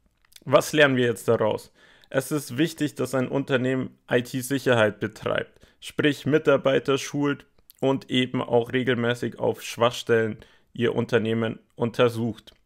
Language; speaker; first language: German; native; German